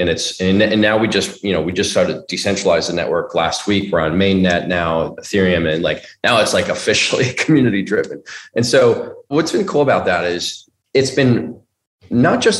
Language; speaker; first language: English; native; English